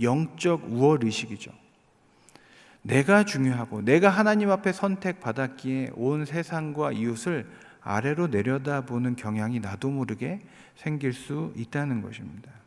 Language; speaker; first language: Korean; native; Korean